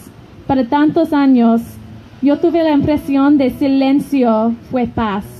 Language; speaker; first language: Spanish; non-native, learner; English